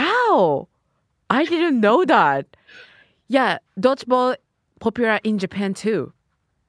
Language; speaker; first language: English; non-native, learner; Japanese